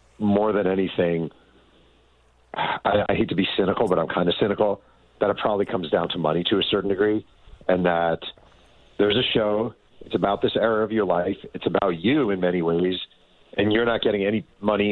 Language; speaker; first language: English; native; English